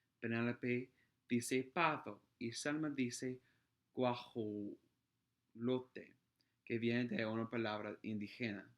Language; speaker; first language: Spanish; non-native, fluent; English